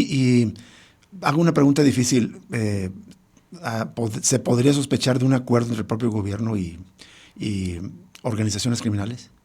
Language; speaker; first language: Spanish; native; Spanish